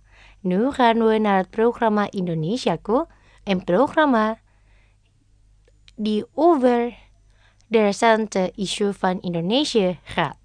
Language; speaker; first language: Dutch; non-native, fluent; Indonesian